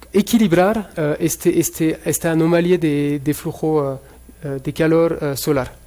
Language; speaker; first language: Spanish; non-native, fluent; French